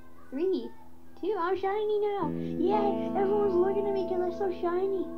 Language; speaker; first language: English; native; English